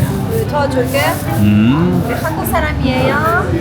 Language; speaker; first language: Korean; non-native, learner; Persian